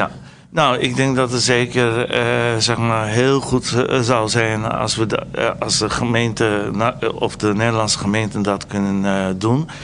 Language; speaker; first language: Dutch; non-native, fluent; Turkish